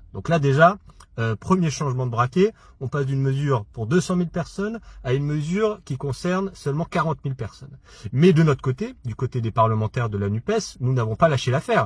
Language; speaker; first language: French; native; French